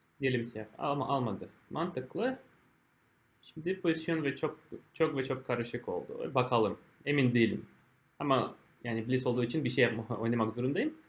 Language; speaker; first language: Turkish; non-native, fluent; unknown